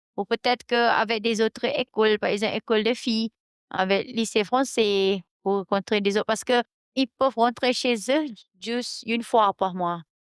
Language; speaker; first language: French; non-native, fluent; Malay